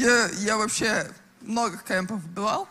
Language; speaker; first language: Russian; non-native, local second language; Latvian